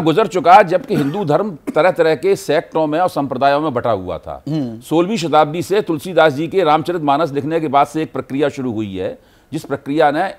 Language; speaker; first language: Hindi; native; Hindi